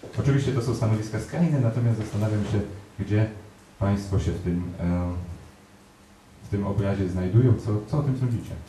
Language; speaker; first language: Polish; native; Polish